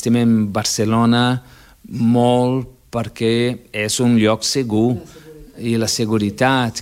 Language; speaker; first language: Catalan; non-native, fluent; Portuguese